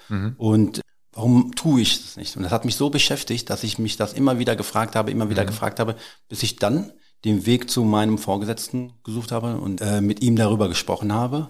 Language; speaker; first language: German; early bilingual, other home language; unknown